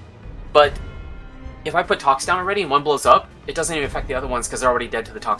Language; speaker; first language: English; native; English